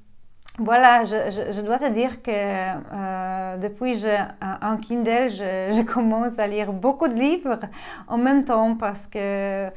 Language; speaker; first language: French; non-native, fluent; Polish